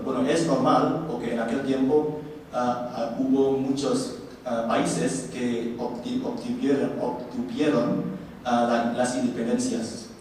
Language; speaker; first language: Spanish; non-native, learner; Indonesian